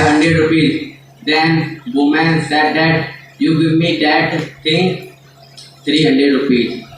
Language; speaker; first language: English; non-native, learner; Hindi